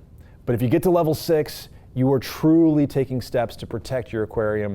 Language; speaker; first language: English; native; English